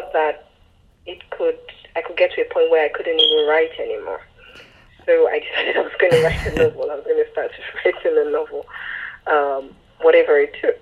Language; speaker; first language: English; non-native, local second language; Yoruba